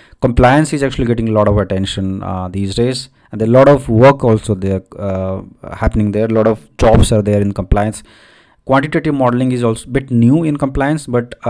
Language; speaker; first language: English; non-native, local second language; Odia